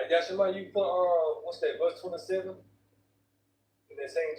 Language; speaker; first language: English; native; English